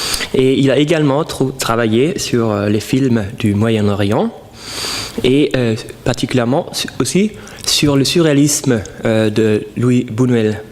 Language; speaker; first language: French; non-native, fluent; Danish